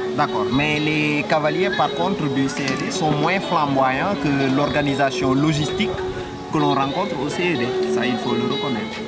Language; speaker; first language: French; non-native, local second language; Wolof